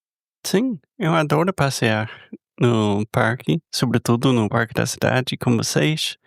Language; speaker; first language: Portuguese; non-native, fluent; English